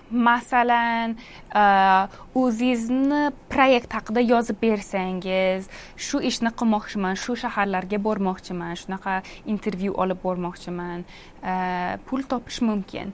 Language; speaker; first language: Uzbek; non-native, fluent; English